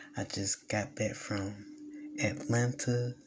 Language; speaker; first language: English; native; English